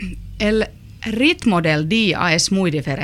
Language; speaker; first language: Spanish; non-native, learner; Finnish